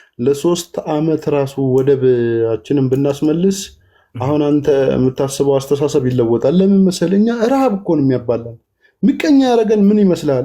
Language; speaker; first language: Amharic; native; Amharic